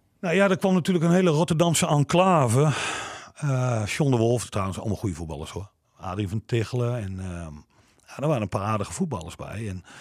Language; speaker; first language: Dutch; native; Dutch